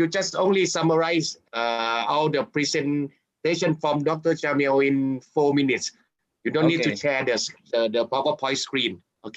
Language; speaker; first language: English; non-native, fluent; Thai